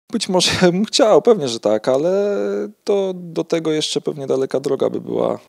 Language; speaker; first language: Polish; native; Polish